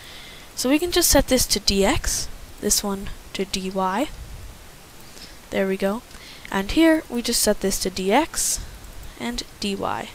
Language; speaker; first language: English; native; English